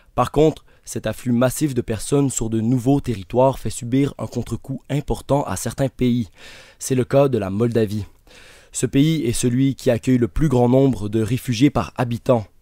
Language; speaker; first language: French; native; French